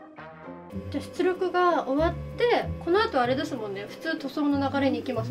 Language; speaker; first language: Japanese; native; Japanese